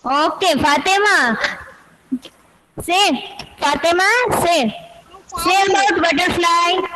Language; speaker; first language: English; non-native, local second language; Hindi